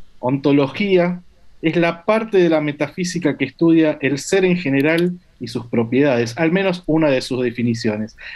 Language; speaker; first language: Spanish; native; Spanish